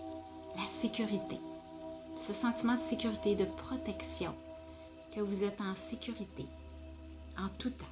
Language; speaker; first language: French; native; French